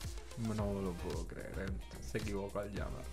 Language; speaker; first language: Spanish; native; Spanish